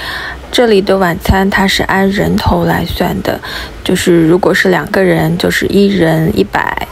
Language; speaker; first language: Chinese; native; Chinese